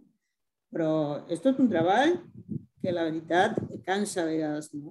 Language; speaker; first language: Catalan; non-native, fluent; Spanish